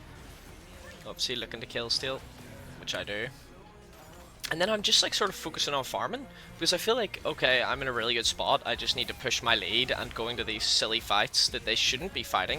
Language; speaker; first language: English; native; English